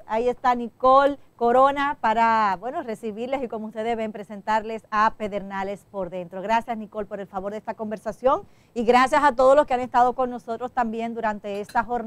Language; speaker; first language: Spanish; native; Spanish